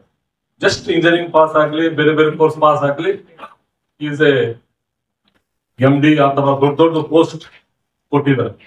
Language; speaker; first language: Kannada; non-native, local second language; Urdu